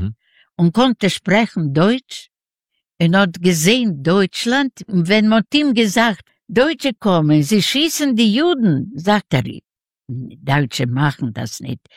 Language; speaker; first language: German; non-native, learner; Yiddish